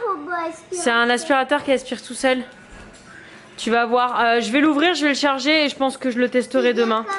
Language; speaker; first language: French; native; French